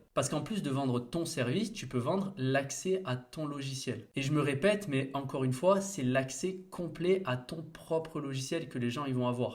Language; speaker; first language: French; native; French